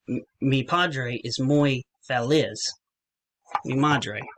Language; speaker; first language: Spanish; non-native, learner; English